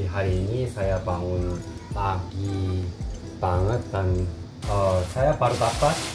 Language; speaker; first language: Indonesian; non-native, learner; Korean